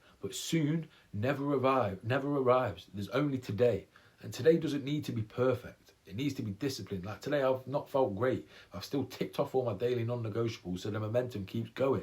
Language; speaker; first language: English; native; English